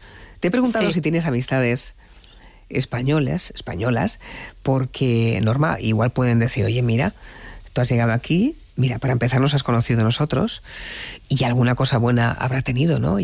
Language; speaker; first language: Spanish; native; Spanish